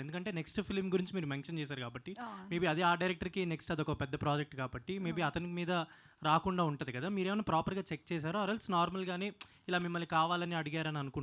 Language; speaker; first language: Telugu; native; Telugu